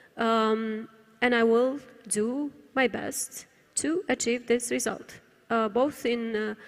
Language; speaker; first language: English; non-native, fluent; Romanian